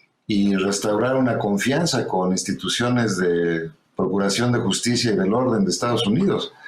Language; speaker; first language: Spanish; native; Spanish